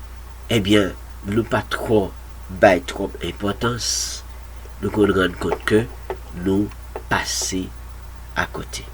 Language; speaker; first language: French; non-native, local second language; Haitian Creole